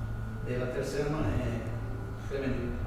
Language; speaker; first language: Spanish; non-native, local second language; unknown